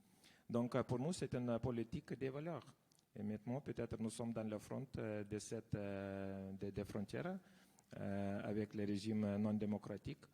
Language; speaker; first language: French; non-native, fluent; Lithuanian